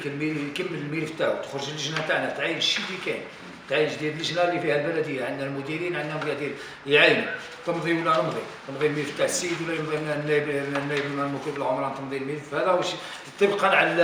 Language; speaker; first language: Arabic; native; Arabic